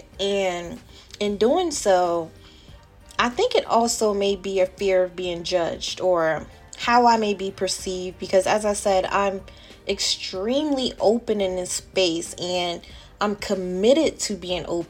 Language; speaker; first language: English; native; English